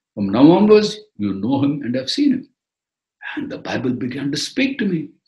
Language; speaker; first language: English; non-native, local second language; Tamil